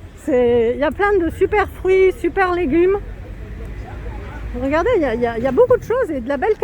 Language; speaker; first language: French; native; French